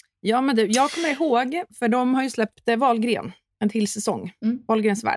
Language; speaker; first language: Swedish; native; Swedish